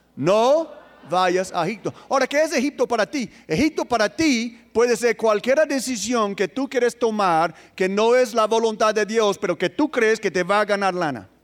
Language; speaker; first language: Spanish; non-native, fluent; English